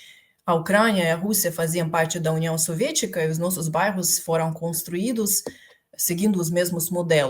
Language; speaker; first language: Portuguese; non-native, fluent; Ukrainian